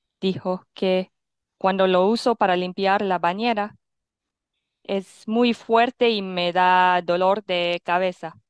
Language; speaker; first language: Spanish; non-native, fluent; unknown